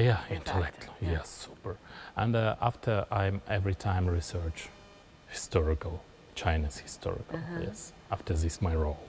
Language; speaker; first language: English; non-native, learner; Kazakh